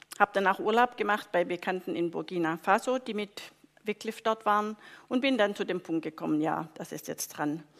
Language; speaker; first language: German; native; German